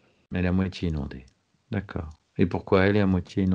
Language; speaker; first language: French; native; French